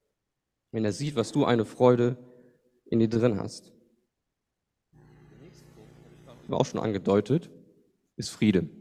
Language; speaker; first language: German; native; German